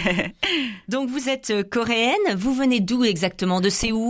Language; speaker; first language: French; native; French